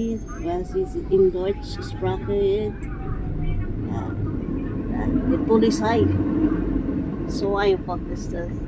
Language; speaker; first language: German; non-native, learner; Filipino